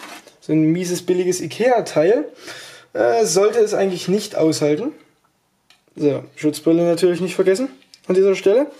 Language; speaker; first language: German; native; German